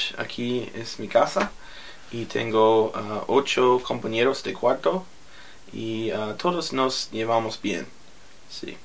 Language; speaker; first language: Spanish; non-native, learner; English